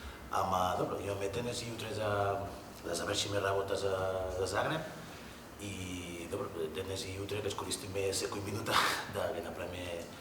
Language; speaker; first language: Macedonian; non-native, fluent; Spanish